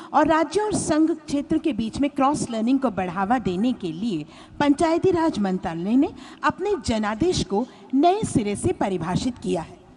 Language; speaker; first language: Hindi; native; Hindi